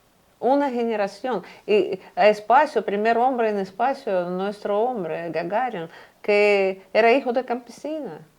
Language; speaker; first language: Spanish; non-native, fluent; Russian